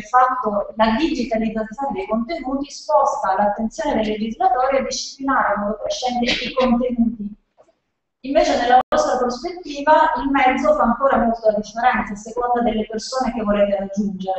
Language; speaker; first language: Italian; native; Italian